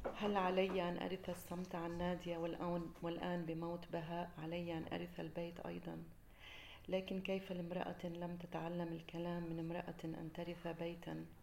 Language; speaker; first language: Arabic; native; Arabic